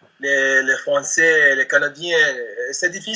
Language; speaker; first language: French; non-native, learner; Spanish